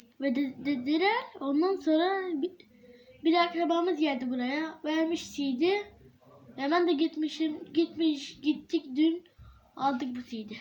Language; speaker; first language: Turkish; early bilingual, heritage; Turkish